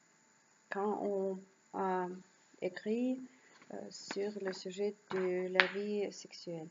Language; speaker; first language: French; non-native, learner; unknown